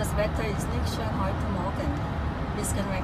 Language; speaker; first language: German; non-native, learner; Cantonese